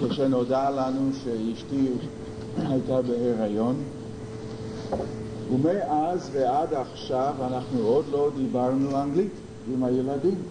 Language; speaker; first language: Hebrew; non-native, fluent; English